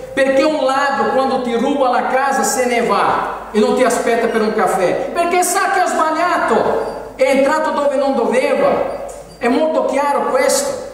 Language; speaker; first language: Italian; non-native, fluent; Portuguese